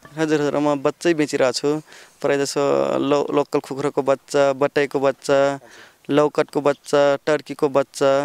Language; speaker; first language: Nepali; non-native, local second language; Rana Tharu